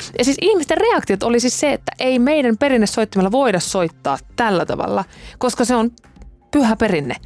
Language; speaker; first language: Finnish; native; Finnish